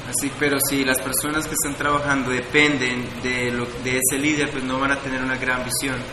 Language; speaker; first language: Spanish; native; Spanish